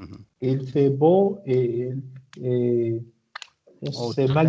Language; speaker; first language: French; non-native, learner; Arabic